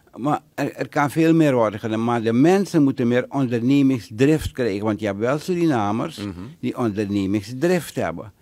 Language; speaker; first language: Dutch; native; Dutch